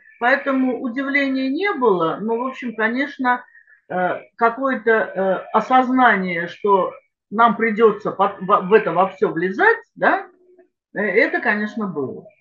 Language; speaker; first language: Russian; native; Russian